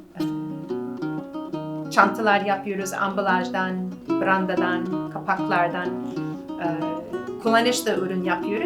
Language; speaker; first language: Turkish; non-native, learner; English